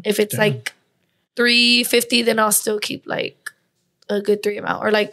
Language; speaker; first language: English; native; English